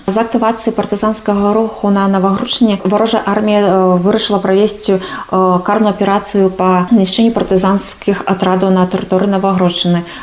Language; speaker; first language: Belarusian; native; Belarusian